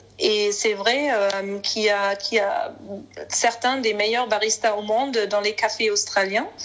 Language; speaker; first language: French; non-native, fluent; German